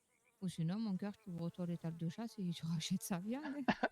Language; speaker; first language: French; native; French